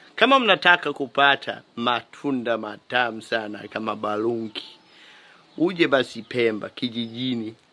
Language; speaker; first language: Swahili; non-native, fluent; English